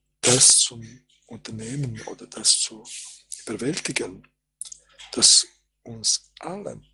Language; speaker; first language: German; non-native, fluent; Croatian